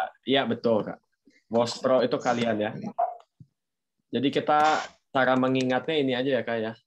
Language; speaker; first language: Indonesian; native; Indonesian